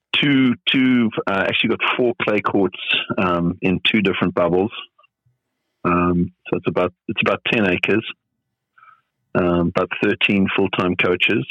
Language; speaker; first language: English; native; English